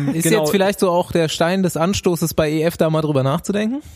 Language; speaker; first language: German; native; German